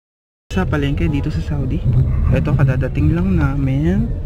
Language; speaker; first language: Filipino; native; Filipino